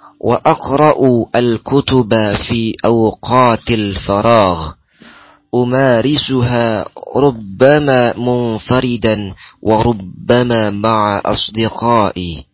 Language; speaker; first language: Arabic; non-native, learner; Indonesian